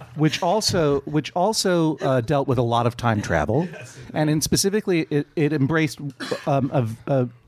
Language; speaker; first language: English; native; English